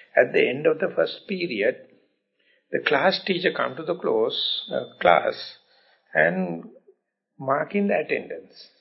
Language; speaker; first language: English; non-native, local second language; Sinhala